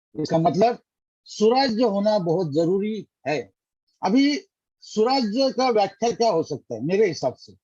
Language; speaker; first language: Hindi; non-native, local second language; Marathi